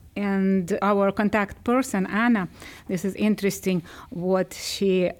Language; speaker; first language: English; non-native, fluent; Ukrainian